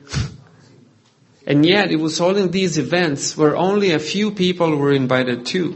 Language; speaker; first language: English; non-native, fluent; Croatian